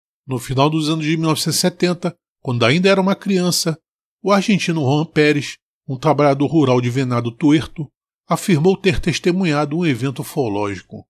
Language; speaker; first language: Portuguese; native; Portuguese